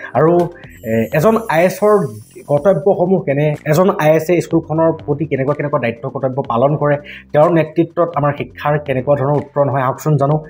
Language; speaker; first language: Assamese; native; Assamese